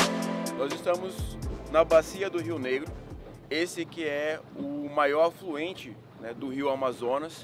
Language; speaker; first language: Portuguese; native; Portuguese